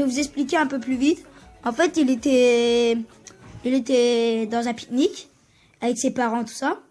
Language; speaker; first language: French; early bilingual, other home language; Turkish